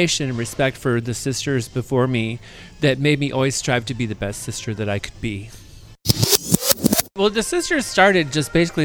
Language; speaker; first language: English; native; English